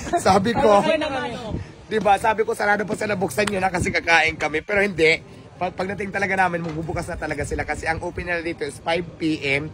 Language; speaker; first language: Filipino; native; Filipino